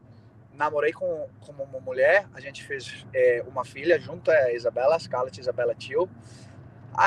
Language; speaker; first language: Portuguese; non-native, fluent; English